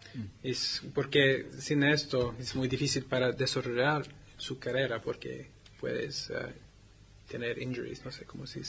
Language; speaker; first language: Spanish; non-native, learner; English